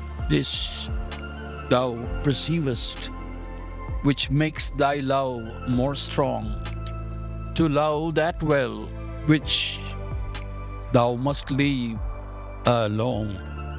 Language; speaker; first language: English; non-native, local second language; Tamil